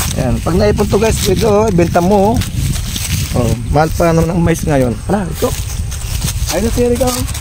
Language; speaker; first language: Filipino; non-native, local second language; Pangasinan